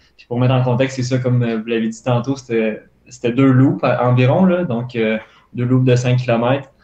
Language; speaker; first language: French; native; French